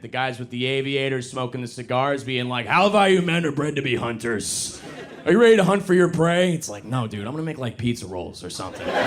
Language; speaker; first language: English; native; English